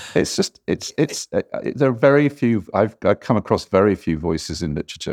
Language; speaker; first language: English; native; English